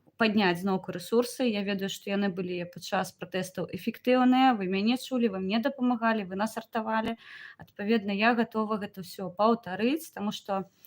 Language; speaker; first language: Belarusian; non-native, local second language; Ukrainian